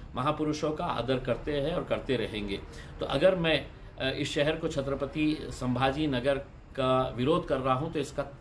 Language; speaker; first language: Hindi; non-native, local second language; Urdu